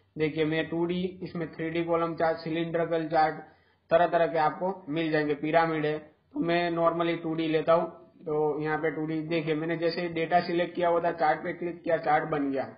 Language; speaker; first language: Hindi; non-native, local second language; Gujarati